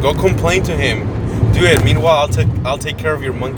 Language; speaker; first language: English; early bilingual, other home language; Spanish